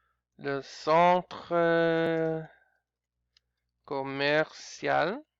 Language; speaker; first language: French; non-native, learner; English